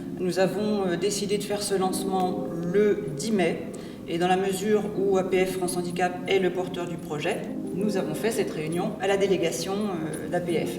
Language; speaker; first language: French; native; French